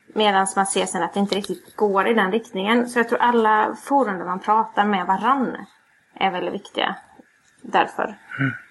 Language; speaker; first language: Swedish; native; Swedish